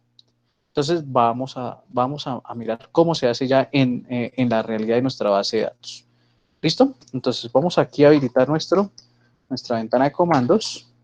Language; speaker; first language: Spanish; native; Spanish